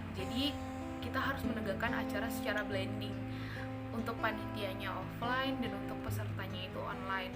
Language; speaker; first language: Indonesian; native; Indonesian